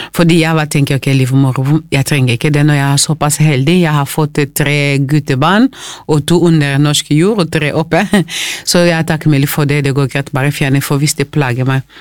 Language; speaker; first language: Norwegian; non-native, fluent; Lingala